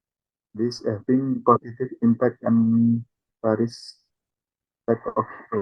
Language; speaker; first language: English; non-native, learner; Indonesian